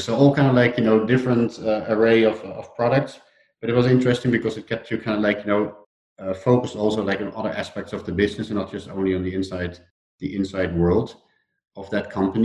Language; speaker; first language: English; non-native, fluent; Dutch